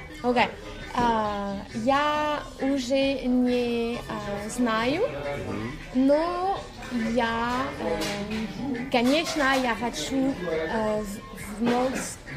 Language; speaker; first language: Russian; non-native, learner; French